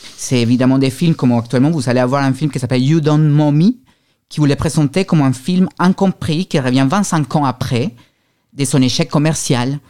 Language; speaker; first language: French; non-native, fluent; Spanish